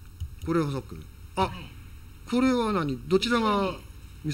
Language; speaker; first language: Japanese; native; Japanese